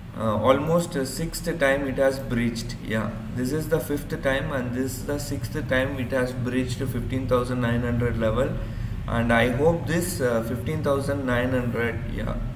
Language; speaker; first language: English; non-native, local second language; Urdu